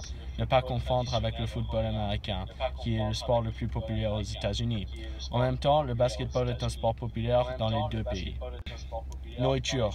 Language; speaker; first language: French; non-native, learner; English